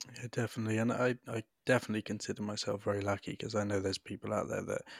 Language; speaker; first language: English; native; English